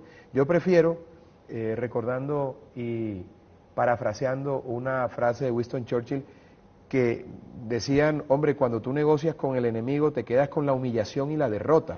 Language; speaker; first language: Spanish; native; Spanish